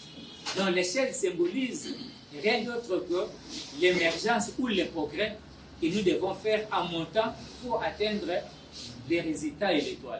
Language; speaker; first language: French; non-native, local second language; Lingala